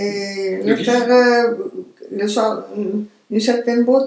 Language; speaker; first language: French; non-native, fluent; Romanian